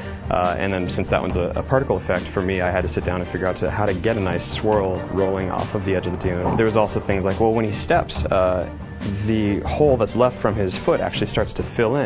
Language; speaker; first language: English; native; English